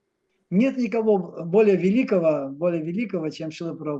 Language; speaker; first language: Russian; native; Russian